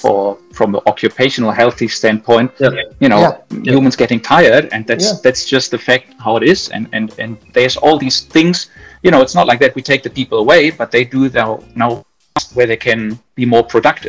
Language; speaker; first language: English; non-native, fluent; German